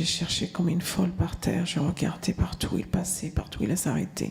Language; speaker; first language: French; non-native, fluent; Arabic